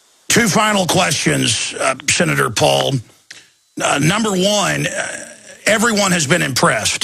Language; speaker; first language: English; native; English